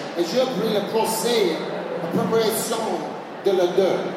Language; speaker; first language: French; non-native, learner; English